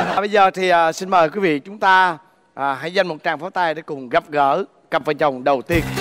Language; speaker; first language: Vietnamese; native; Vietnamese